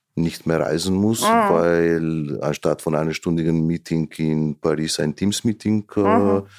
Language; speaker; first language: German; non-native, fluent; Slovenian